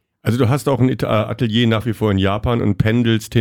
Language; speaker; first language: German; native; German